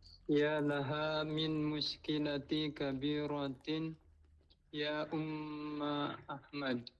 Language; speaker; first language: Arabic; non-native, learner; Indonesian